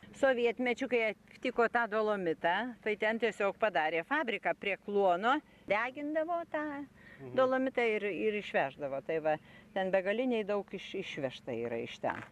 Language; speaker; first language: Lithuanian; native; Lithuanian